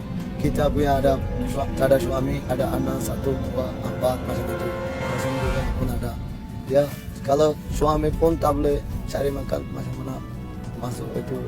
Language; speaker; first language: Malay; non-native, learner; Rohingya